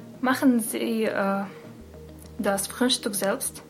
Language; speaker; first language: German; non-native, learner; Russian